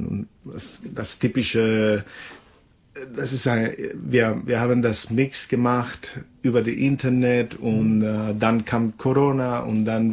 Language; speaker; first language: German; non-native, fluent; Spanish